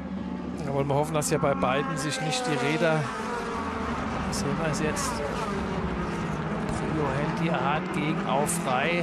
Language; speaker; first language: German; native; German